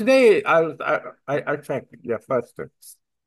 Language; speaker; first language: English; non-native, learner; Vietnamese